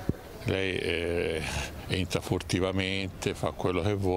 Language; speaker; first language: Italian; native; Italian